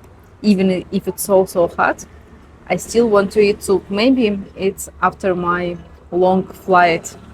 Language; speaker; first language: English; non-native, fluent; Russian